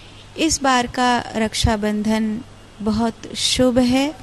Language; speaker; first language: Hindi; native; Hindi